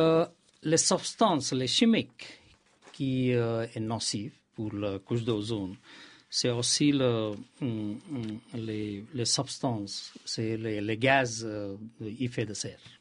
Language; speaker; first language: French; non-native, learner; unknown